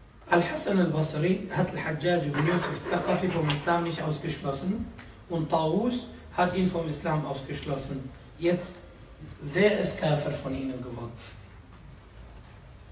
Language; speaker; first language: German; non-native, fluent; Arabic